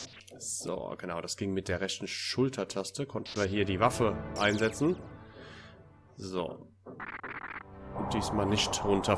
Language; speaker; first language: German; native; German